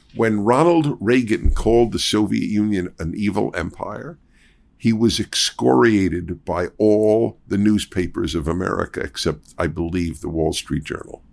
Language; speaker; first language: English; native; English